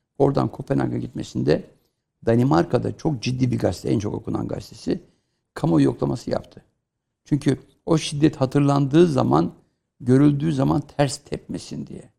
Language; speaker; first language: Turkish; native; Turkish